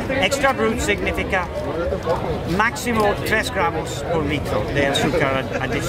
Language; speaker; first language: Spanish; non-native, fluent; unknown